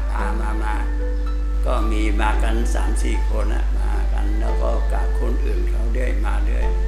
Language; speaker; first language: Thai; non-native, local second language; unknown